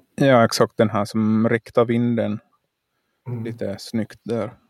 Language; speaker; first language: Swedish; native; Swedish